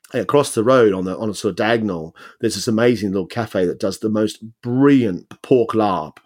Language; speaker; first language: English; native; English